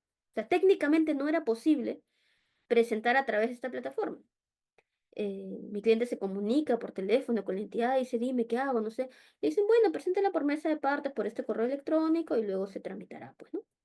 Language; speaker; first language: Spanish; native; Spanish